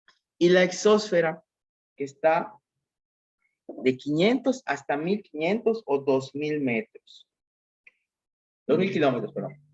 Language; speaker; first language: Spanish; native; Spanish